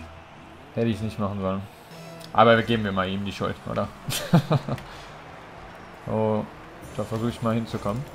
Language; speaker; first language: German; native; German